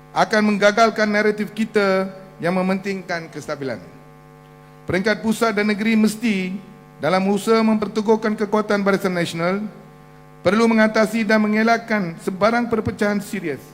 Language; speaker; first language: Malay; non-native, local second language; Tamil